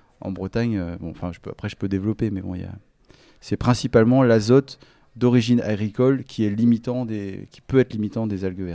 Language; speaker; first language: French; native; French